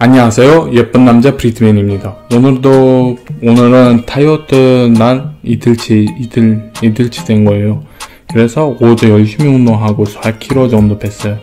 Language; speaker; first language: Korean; non-native, learner; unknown